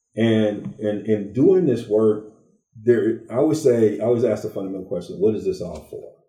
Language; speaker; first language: English; native; English